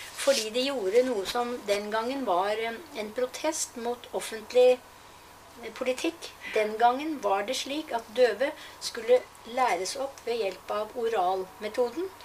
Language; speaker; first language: Norwegian; native; Norwegian